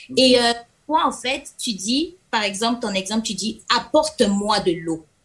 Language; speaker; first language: French; non-native, local second language; Lingala